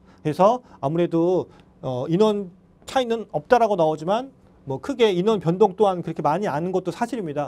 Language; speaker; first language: Korean; native; Korean